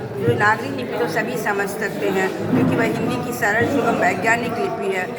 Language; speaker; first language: Hindi; non-native, local second language; Tamil